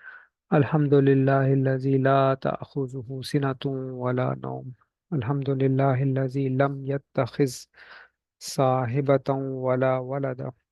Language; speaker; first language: Arabic; non-native, fluent; Urdu